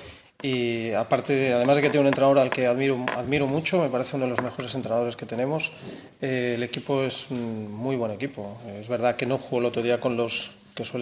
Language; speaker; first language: Spanish; native; Spanish